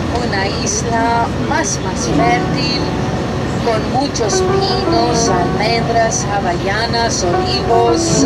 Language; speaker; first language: Spanish; non-native, learner; Greek